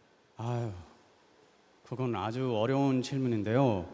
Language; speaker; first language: Korean; early bilingual, heritage; English